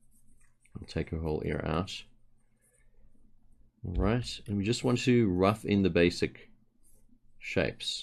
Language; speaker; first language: English; native; English